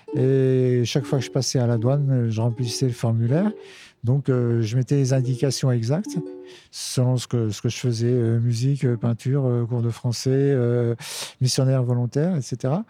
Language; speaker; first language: French; native; French